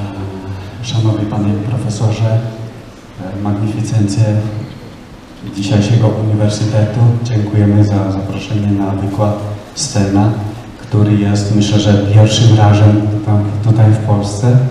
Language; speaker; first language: Polish; non-native, learner; Czech